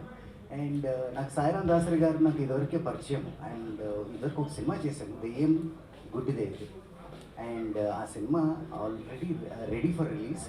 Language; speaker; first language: Telugu; native; Telugu